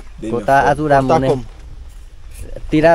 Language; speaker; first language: Portuguese; non-native, learner; Vietnamese